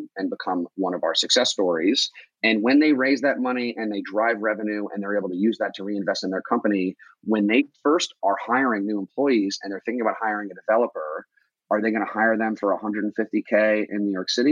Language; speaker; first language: English; native; English